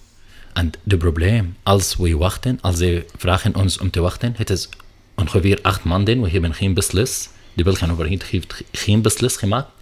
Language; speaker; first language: Dutch; non-native, learner; Arabic